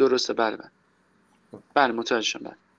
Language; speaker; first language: Persian; native; Persian